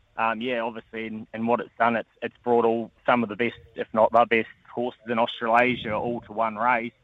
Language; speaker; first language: English; native; English